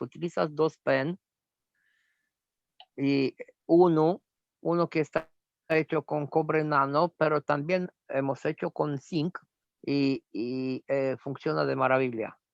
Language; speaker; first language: Spanish; non-native, fluent; Romanian